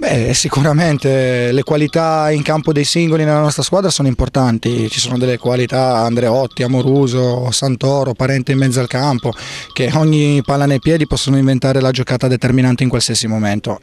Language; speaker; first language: Italian; native; Italian